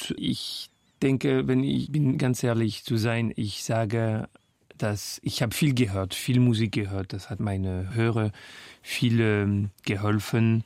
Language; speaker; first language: German; non-native, fluent; French